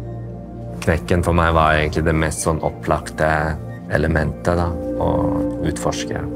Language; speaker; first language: Norwegian; early bilingual, other home language; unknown